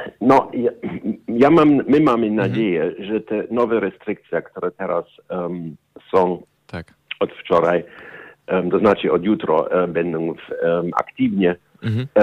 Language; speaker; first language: Polish; non-native, learner; German